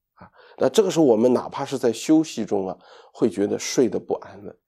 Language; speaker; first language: Chinese; native; Chinese